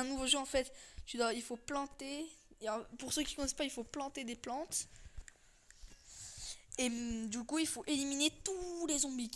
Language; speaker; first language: French; native; French